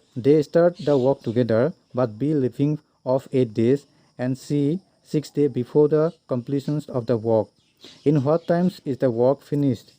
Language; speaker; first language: English; non-native, local second language; Assamese